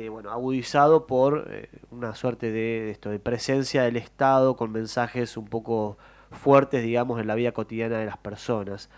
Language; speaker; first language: Spanish; native; Spanish